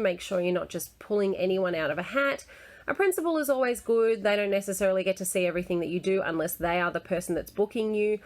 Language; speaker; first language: English; native; English